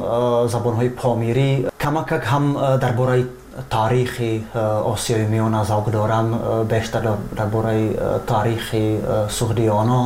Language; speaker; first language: Persian; non-native, fluent; Czech